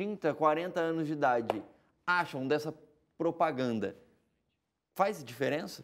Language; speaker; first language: Portuguese; native; Portuguese